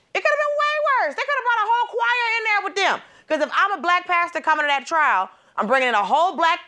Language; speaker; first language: English; native; English